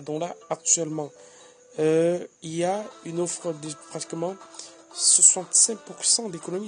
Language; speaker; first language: French; native; French